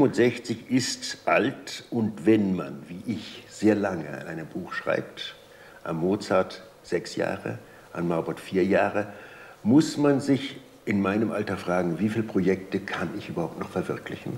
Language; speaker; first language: German; native; German